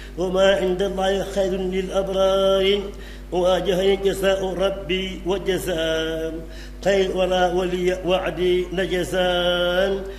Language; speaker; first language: Arabic; non-native, fluent; Wolof